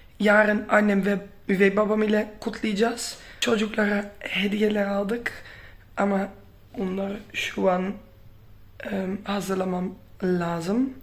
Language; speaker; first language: Turkish; non-native, fluent; Dutch